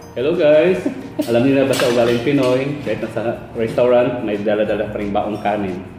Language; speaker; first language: Filipino; native; Filipino